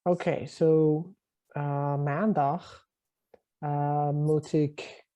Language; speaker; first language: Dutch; non-native, learner; Persian